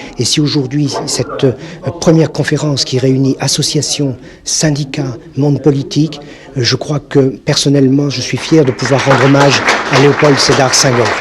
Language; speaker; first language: French; native; French